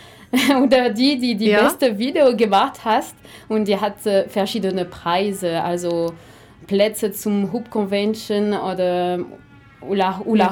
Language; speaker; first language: German; non-native, fluent; French